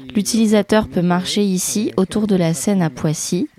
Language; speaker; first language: French; non-native, fluent; Spanish